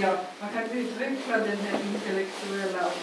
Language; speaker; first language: Swedish; non-native, fluent; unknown